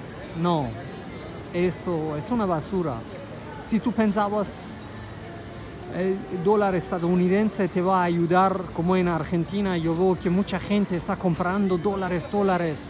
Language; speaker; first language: Spanish; non-native, fluent; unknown